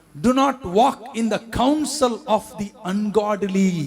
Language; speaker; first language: English; non-native, local second language; Tamil